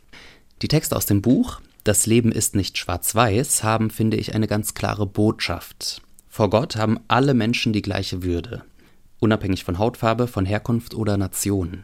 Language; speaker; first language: German; native; German